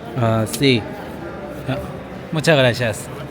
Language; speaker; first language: Spanish; non-native, learner; Korean